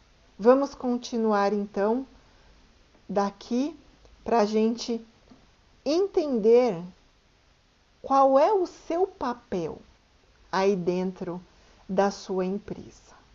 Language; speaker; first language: Portuguese; native; Portuguese